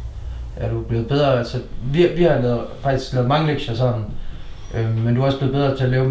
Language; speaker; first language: Danish; native; Danish